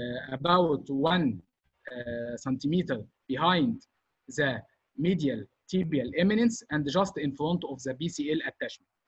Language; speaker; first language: English; non-native, fluent; Arabic